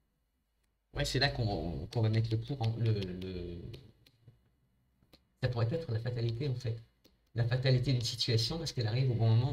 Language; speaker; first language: French; native; French